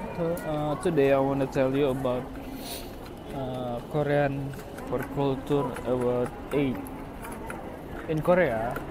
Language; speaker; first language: English; non-native, learner; Korean